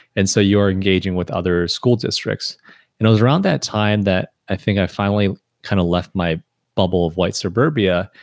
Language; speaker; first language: English; early bilingual, other home language; Chinese